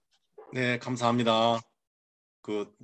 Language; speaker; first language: Korean; native; Korean